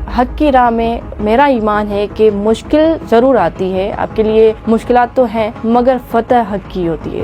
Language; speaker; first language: Urdu; non-native, local second language; Sindhi